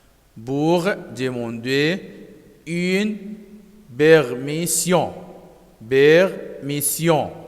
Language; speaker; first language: French; non-native, fluent; Arabic